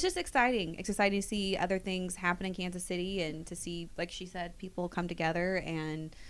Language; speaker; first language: English; native; English